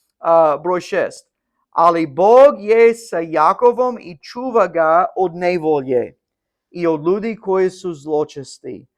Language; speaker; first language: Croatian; non-native, learner; English